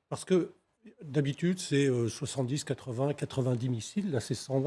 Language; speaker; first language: French; native; French